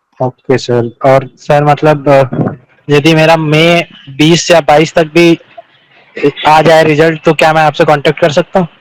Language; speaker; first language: Hindi; native; Hindi